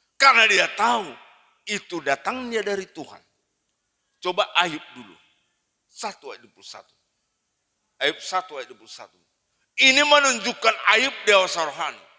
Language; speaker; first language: Indonesian; non-native, local second language; Batak Toba